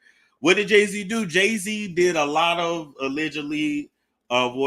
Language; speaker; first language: English; native; English